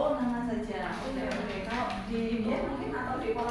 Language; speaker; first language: Indonesian; native; Indonesian